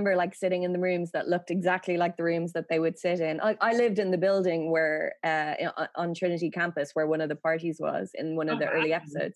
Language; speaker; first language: English; native; English